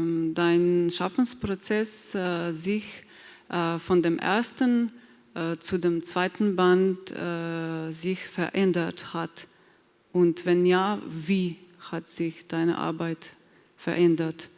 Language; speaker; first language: German; non-native, fluent; Slovenian